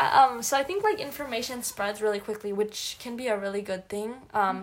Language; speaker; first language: English; native; English